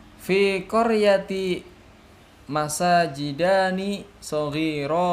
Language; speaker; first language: Arabic; non-native, learner; Indonesian